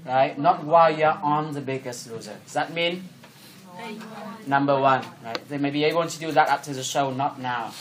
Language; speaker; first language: English; non-native, fluent; Vietnamese